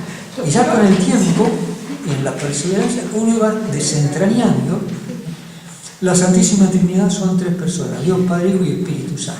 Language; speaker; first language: Spanish; native; Spanish